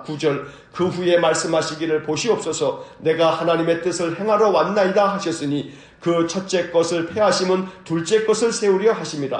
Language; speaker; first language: Korean; native; Korean